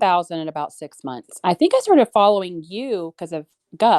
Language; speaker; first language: English; native; English